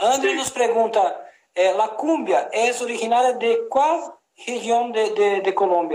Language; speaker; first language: Spanish; non-native, learner; Portuguese